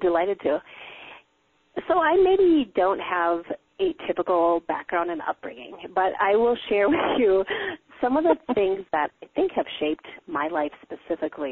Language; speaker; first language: English; native; English